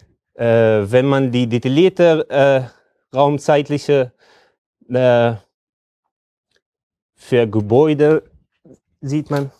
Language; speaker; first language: German; non-native, fluent; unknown